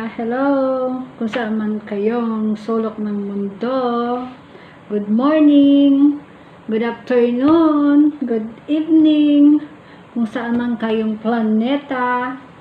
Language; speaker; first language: Filipino; non-native, local second language; Cebuano